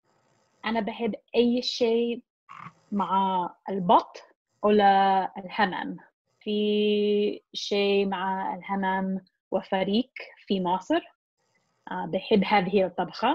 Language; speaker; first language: Arabic; non-native, fluent; English